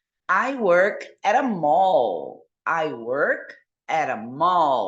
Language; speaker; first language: English; non-native, fluent; Portuguese